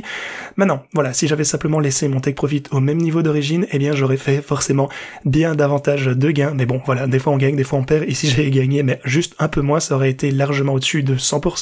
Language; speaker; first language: French; native; French